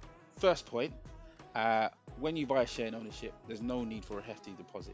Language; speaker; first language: English; native; English